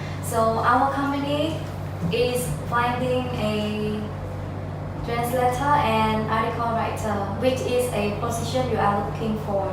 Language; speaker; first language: English; non-native, learner; Khmer